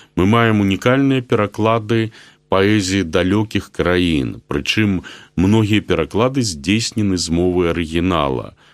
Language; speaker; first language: Belarusian; native; Belarusian